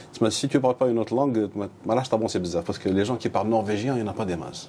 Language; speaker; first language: French; non-native, local second language; Arabic